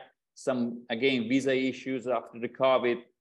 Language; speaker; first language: English; non-native, fluent; Italian